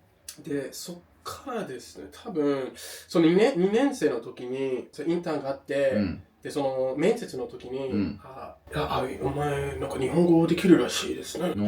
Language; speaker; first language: Japanese; non-native, fluent; English